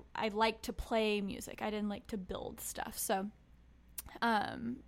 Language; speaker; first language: English; native; English